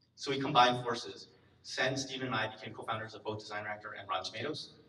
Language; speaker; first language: English; native; English